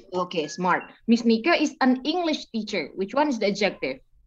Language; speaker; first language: English; non-native, fluent; Indonesian